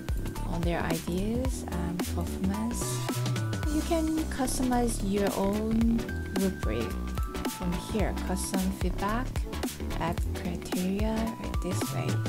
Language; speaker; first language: English; non-native, fluent; Korean